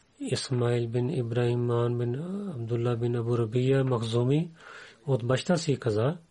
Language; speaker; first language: Bulgarian; non-native, learner; Urdu